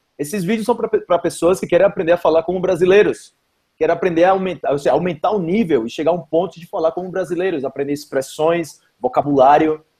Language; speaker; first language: Portuguese; native; Portuguese